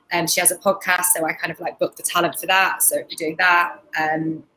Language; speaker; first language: English; native; English